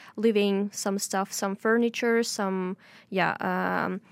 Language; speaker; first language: English; non-native, fluent; Russian